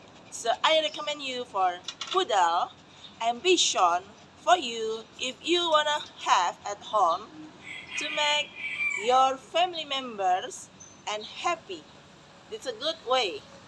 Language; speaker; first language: English; non-native, learner; Indonesian